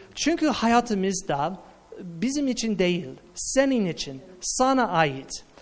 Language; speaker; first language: Turkish; non-native, fluent; English